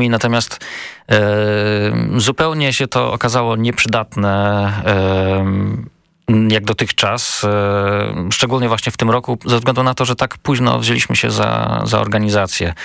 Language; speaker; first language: Polish; native; Polish